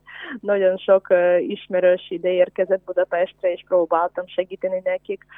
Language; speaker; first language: Hungarian; non-native, fluent; Ukrainian